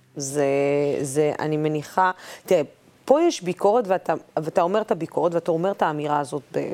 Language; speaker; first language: Hebrew; non-native, local second language; Arabic